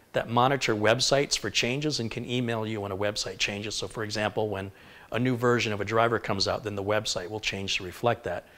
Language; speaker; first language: English; native; English